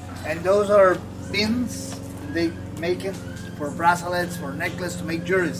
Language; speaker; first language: English; non-native, fluent; Spanish